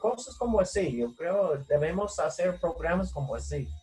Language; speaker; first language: Spanish; non-native, fluent; English